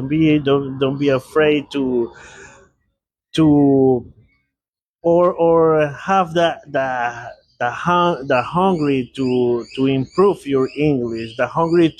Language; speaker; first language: English; non-native, learner; Spanish